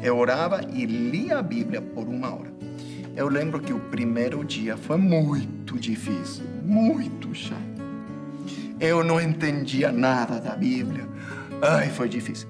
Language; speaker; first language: Portuguese; non-native, fluent; English